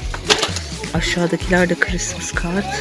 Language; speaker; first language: Turkish; native; Turkish